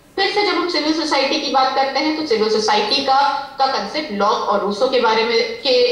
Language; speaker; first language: Hindi; native; Hindi